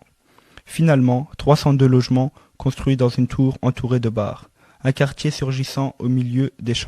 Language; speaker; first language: French; native; French